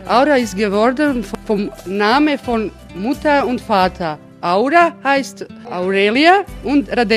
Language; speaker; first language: German; non-native, learner; Croatian